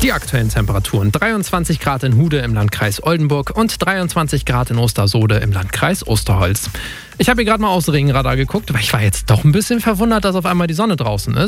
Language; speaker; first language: German; native; German